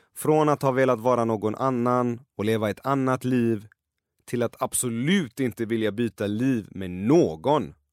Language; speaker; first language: Swedish; early bilingual, other home language; Persian